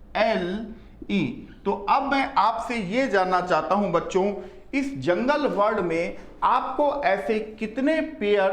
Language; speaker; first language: Hindi; native; Hindi